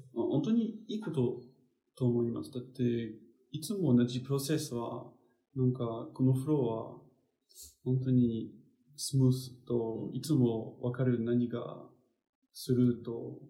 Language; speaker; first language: Japanese; non-native, learner; French